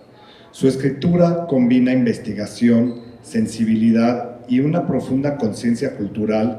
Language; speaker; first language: Spanish; native; Spanish